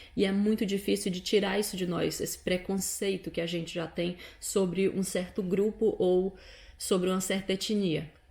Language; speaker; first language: Portuguese; native; Portuguese